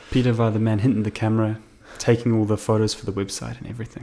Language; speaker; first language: English; native; English